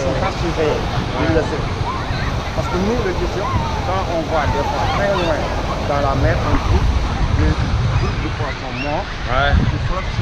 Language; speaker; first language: French; non-native, local second language; Wolof